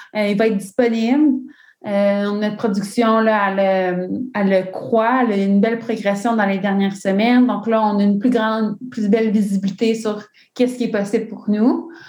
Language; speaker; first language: French; native; French